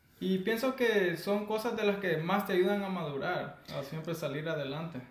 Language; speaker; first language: Spanish; native; Spanish